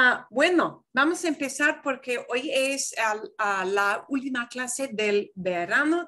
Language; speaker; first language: Spanish; non-native, fluent; English